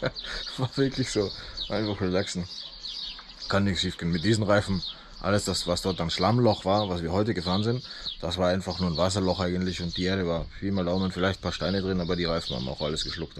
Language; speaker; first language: German; native; German